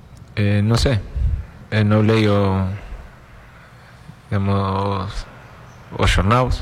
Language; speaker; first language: Portuguese; non-native, fluent; Spanish